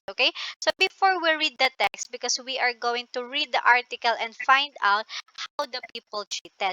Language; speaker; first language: English; non-native, local second language; Filipino